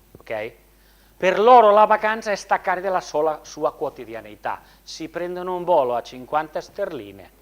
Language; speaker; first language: Italian; non-native, fluent; Spanish